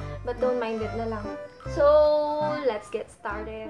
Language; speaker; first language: English; non-native, local second language; Filipino